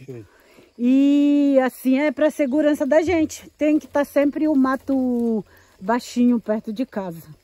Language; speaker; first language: Portuguese; native; Portuguese